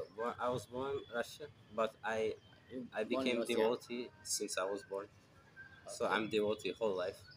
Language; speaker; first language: English; non-native, fluent; Russian